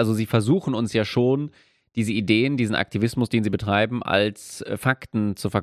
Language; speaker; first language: German; native; German